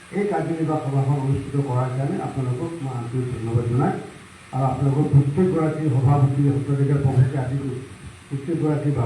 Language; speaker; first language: Assamese; native; Assamese